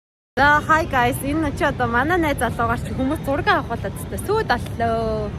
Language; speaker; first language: Mongolian; native; Mongolian